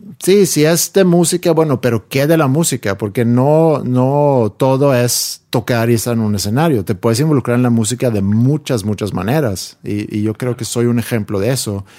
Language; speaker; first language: Spanish; non-native, fluent; Swedish